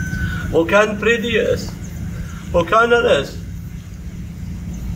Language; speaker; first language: German; early bilingual, heritage; Low German